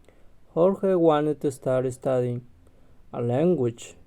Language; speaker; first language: English; non-native, learner; Spanish